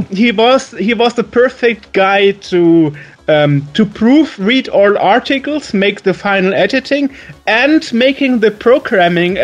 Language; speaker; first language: English; non-native, fluent; German